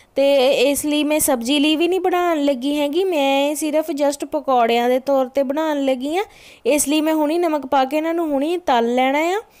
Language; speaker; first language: Punjabi; native; Punjabi